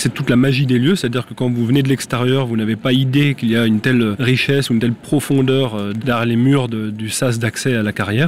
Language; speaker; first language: French; native; French